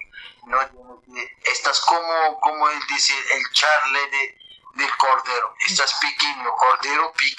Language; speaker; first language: Spanish; non-native, learner; Arabic